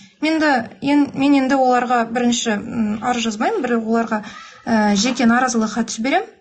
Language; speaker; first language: Kazakh; native; Kazakh